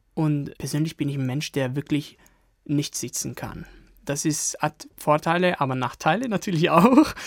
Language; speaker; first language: German; non-native, fluent; Italian